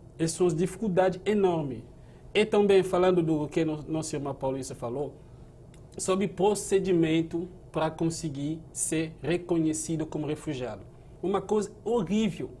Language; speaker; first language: Portuguese; non-native, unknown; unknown